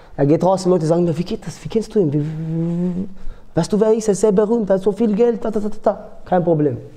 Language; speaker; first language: German; early bilingual, other home language; Georgian